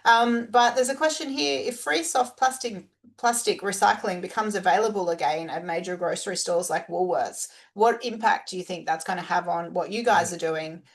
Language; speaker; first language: English; native; English